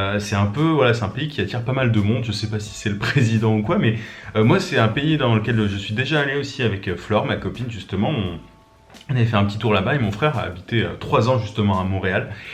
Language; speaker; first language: French; native; French